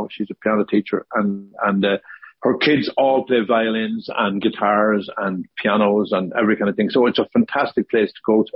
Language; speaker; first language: English; native; English